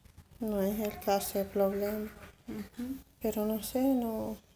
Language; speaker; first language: Spanish; non-native, local second language; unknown